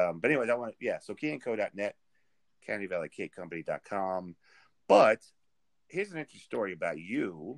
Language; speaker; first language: English; native; English